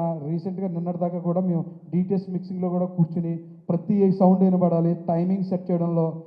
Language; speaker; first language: Telugu; native; Telugu